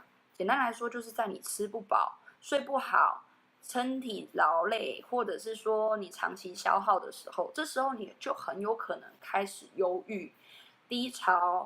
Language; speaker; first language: Chinese; native; Chinese